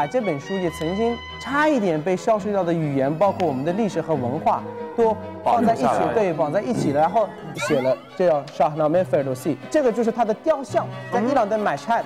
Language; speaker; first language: Chinese; non-native, fluent; Persian